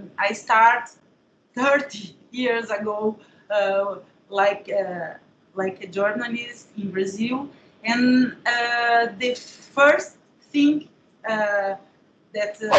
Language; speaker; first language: English; non-native, learner; Portuguese